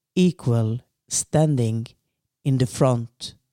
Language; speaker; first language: English; non-native, fluent; Norwegian